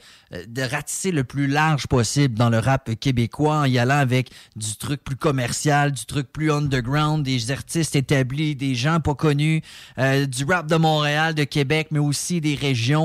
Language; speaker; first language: French; native; French